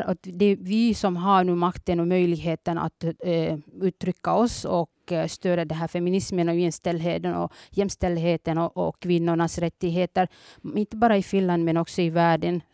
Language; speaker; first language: Swedish; early bilingual, other home language; Somali